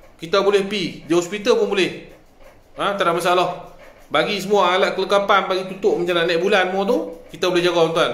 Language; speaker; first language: Malay; native; Malay